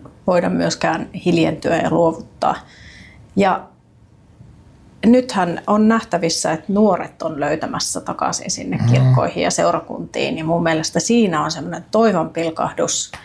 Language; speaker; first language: Finnish; native; Finnish